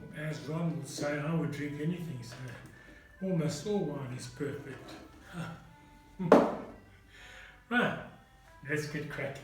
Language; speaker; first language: English; native; English